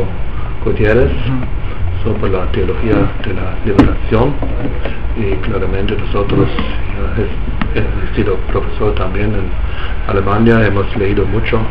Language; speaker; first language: Spanish; non-native, fluent; German